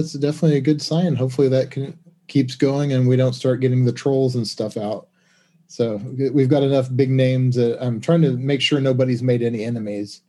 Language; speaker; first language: English; native; English